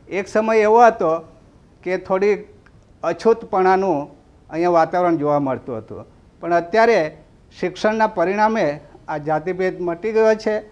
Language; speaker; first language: Gujarati; native; Gujarati